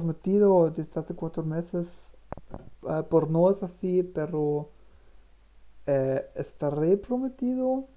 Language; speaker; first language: Spanish; non-native, learner; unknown